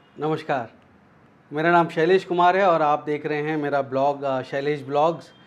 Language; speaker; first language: Hindi; native; Hindi